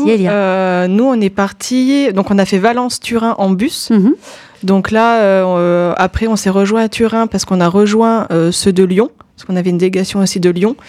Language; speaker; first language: French; native; French